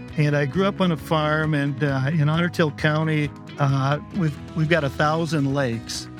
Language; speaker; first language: English; native; English